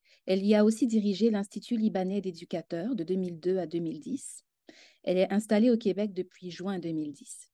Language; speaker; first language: French; native; French